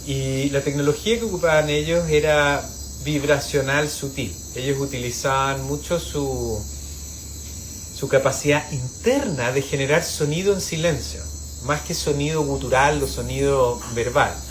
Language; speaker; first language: Spanish; native; Spanish